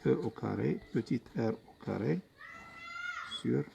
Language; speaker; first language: French; non-native, local second language; Arabic